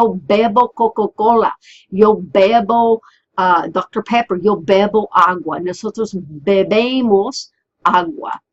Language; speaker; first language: Spanish; non-native, fluent; English